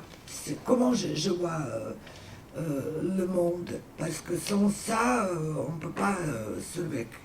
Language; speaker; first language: French; non-native, fluent; Serbian